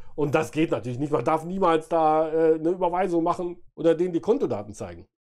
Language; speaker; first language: German; native; German